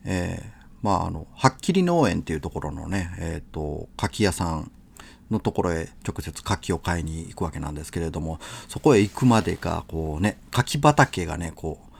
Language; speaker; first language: Japanese; native; Japanese